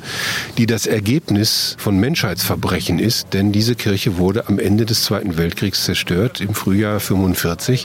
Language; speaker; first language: German; native; German